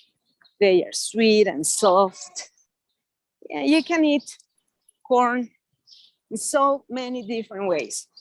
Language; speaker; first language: English; non-native, fluent; Spanish